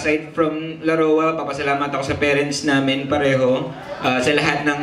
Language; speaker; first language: Filipino; native; Filipino